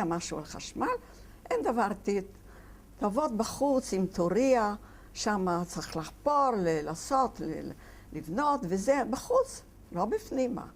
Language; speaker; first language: Hebrew; non-native, fluent; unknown